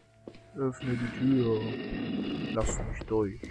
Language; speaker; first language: German; native; German